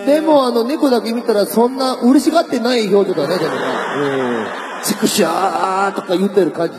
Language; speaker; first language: Japanese; non-native, learner; Korean